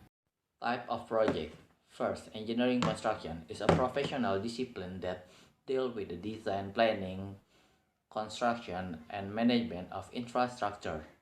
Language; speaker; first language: English; non-native, learner; Indonesian